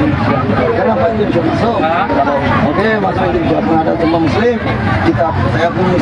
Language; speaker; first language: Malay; non-native, learner; Rohingya